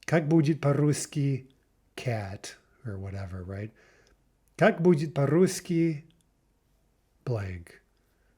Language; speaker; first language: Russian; non-native, fluent; English